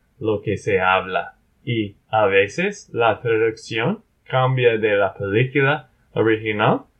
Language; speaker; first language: Spanish; non-native, learner; English